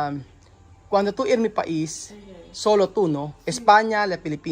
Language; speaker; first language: Spanish; non-native, learner; Filipino